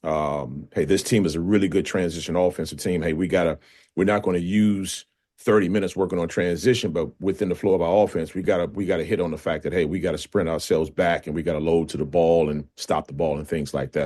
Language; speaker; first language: English; native; English